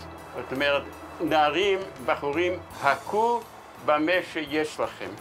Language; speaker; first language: Hebrew; non-native, fluent; Yiddish